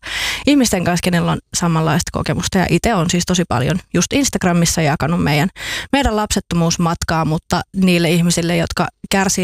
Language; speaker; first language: Finnish; native; Finnish